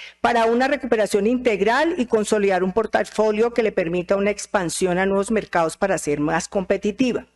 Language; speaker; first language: Spanish; native; Spanish